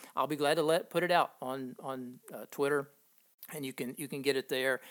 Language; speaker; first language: English; native; English